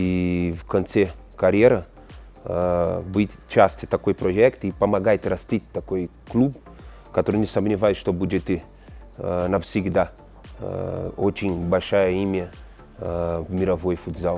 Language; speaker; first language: Russian; non-native, learner; Portuguese